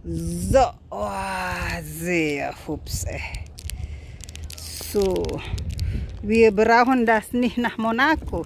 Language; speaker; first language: German; non-native, learner; Indonesian